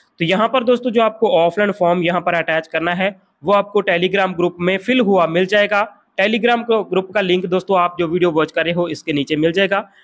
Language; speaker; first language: Hindi; non-native, local second language; Punjabi